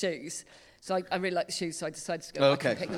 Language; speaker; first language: English; native; English